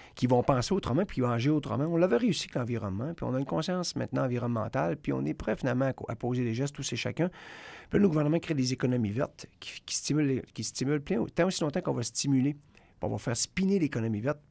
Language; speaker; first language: French; native; French